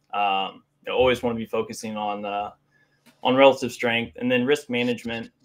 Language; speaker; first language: English; native; English